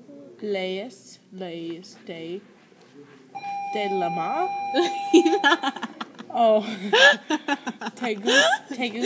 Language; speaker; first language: Spanish; non-native, learner; English